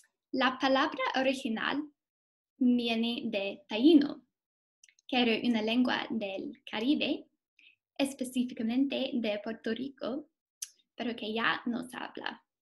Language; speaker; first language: Spanish; non-native, fluent; English